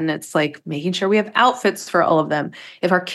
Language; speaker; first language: English; native; English